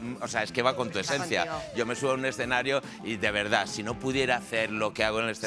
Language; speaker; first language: Spanish; native; Spanish